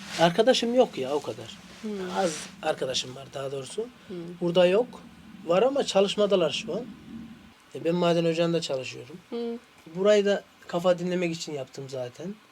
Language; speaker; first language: Turkish; native; Turkish